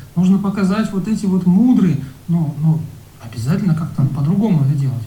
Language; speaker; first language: Russian; native; Russian